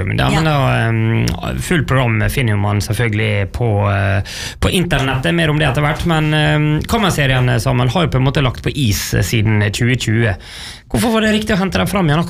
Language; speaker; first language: Norwegian; native; Norwegian